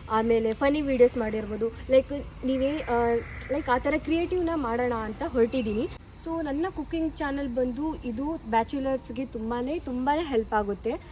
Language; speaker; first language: Kannada; non-native, local second language; Konkani